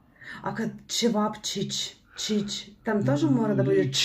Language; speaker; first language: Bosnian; non-native, learner; Russian